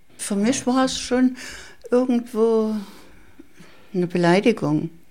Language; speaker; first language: German; native; German